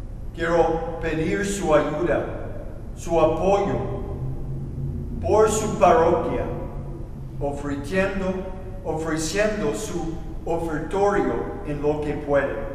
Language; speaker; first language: Spanish; non-native, learner; English